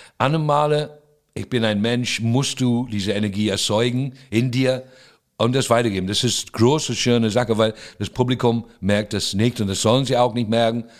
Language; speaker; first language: German; non-native, fluent; English